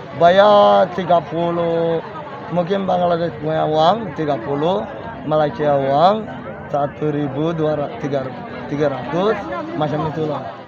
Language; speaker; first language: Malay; non-native, learner; Rohingya